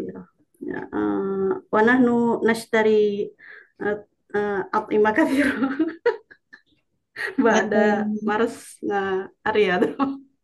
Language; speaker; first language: Arabic; non-native, learner; Indonesian